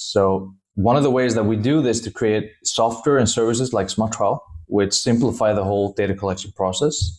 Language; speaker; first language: English; non-native, fluent; Danish